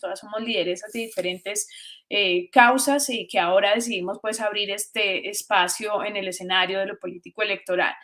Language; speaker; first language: Spanish; native; Spanish